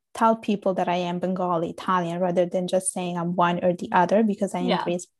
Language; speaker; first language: English; early bilingual, other home language; Italian